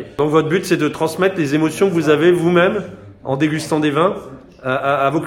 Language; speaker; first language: French; native; French